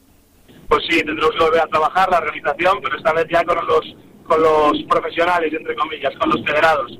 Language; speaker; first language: Spanish; native; Spanish